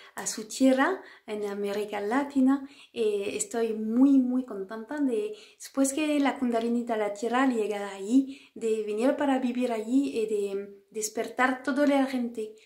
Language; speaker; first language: Spanish; non-native, fluent; French